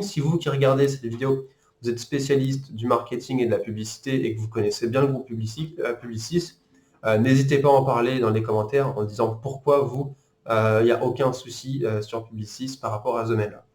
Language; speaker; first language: French; native; French